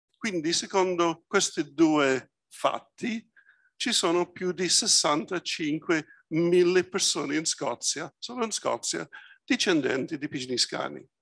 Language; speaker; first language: Italian; early bilingual, heritage; Italian